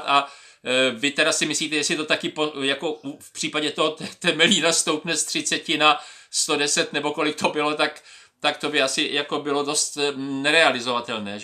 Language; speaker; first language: Czech; native; Czech